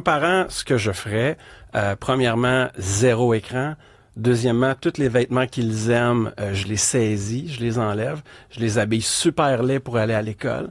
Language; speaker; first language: French; native; French